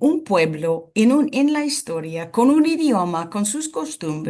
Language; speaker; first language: Spanish; non-native, fluent; English